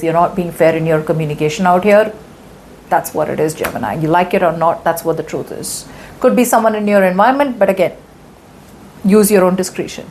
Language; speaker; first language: English; non-native, local second language; Hindi